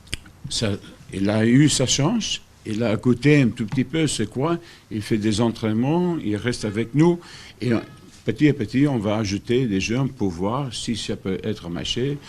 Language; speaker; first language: French; non-native, fluent; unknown